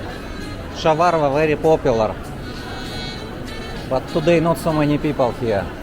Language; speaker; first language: English; non-native, learner; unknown